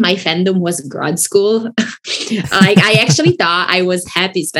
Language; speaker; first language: English; non-native, fluent; Italian